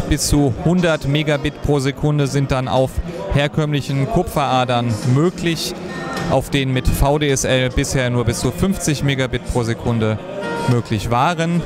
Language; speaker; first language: German; native; German